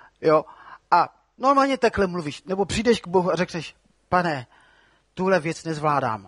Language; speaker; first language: Czech; non-native, fluent; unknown